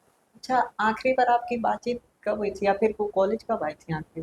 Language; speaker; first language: Hindi; native; Hindi